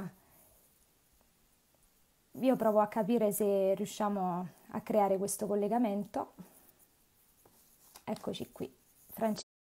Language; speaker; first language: Italian; native; Italian